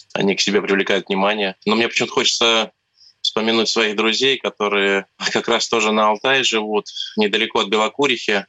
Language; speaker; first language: Russian; native; Russian